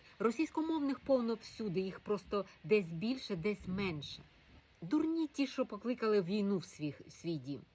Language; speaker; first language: Ukrainian; non-native, local second language; Russian